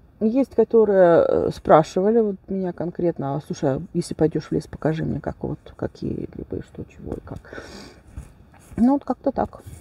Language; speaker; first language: Russian; native; Russian